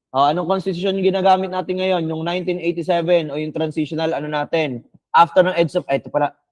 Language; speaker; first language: Filipino; non-native, local second language; Bikol